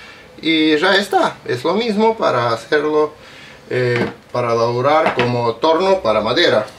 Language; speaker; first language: Spanish; non-native, learner; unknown